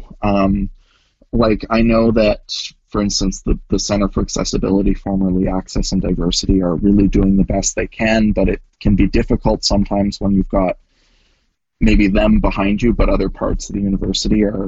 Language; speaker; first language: English; native; English